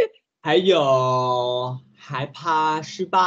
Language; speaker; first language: Chinese; non-native, learner; Vietnamese